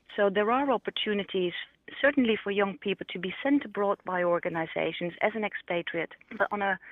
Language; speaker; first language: English; non-native, fluent; Dutch